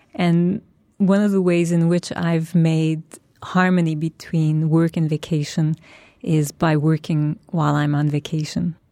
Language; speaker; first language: English; non-native, fluent; Turkish